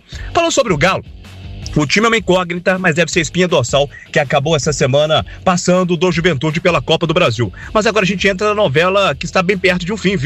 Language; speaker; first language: Portuguese; native; Portuguese